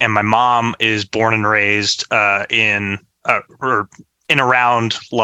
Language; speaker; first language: English; native; English